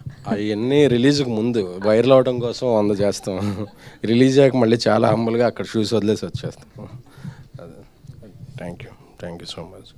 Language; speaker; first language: Telugu; native; Telugu